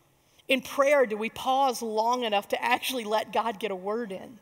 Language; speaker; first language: English; native; English